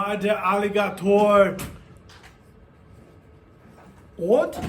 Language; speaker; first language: German; non-native, fluent; English